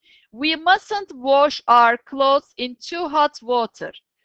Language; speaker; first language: English; non-native, fluent; Turkish